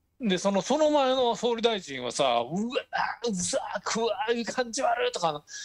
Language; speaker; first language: Japanese; native; Japanese